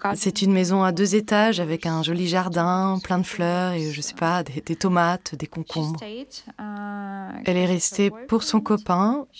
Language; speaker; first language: French; non-native, fluent; Ukrainian